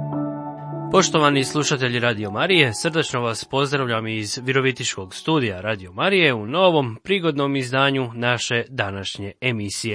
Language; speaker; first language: Serbian; native; Serbian